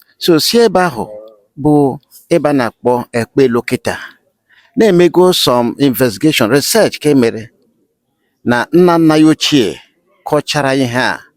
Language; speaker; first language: Igbo; native; Igbo